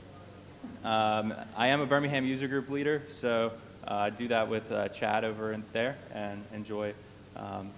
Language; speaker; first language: English; native; English